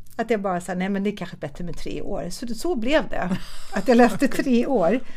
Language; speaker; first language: Swedish; early bilingual, other home language; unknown